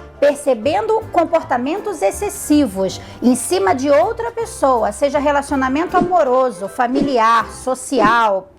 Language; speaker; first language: Portuguese; native; Portuguese